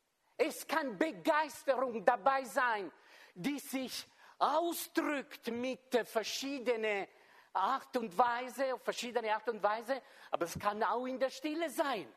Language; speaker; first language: German; non-native, fluent; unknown